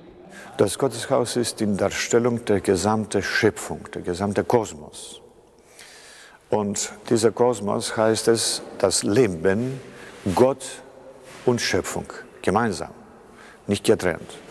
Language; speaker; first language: German; non-native, fluent; Greek